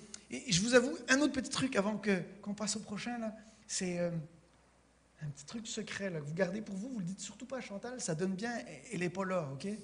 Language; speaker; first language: French; native; French